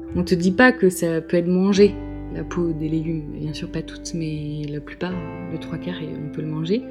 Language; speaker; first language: French; native; French